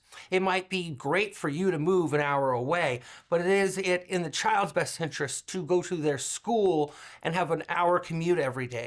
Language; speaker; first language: English; native; English